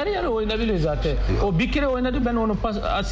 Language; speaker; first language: Turkish; non-native, learner; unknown